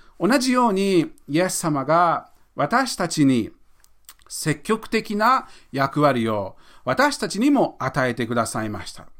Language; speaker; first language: Japanese; non-native, fluent; English